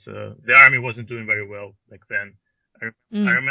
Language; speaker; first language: English; non-native, fluent; Russian